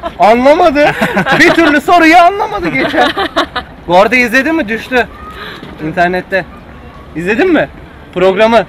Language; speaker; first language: Turkish; native; Turkish